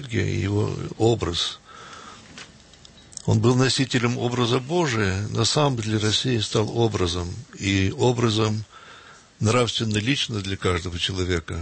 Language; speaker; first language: Russian; early bilingual, heritage; Russian